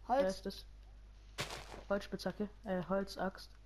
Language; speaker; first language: German; native; German